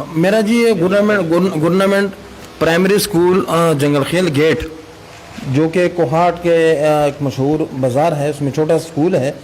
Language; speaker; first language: Urdu; non-native, local second language; Pashto